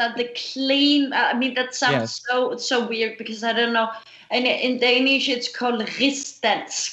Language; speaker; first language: English; non-native, fluent; Danish